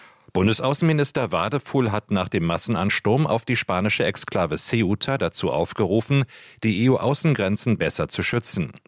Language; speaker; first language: German; native; German